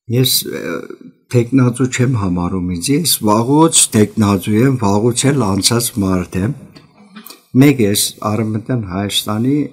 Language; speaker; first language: Armenian; early bilingual, heritage; Armenian